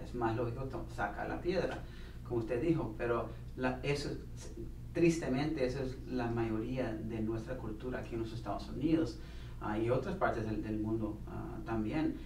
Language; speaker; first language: Spanish; non-native, fluent; English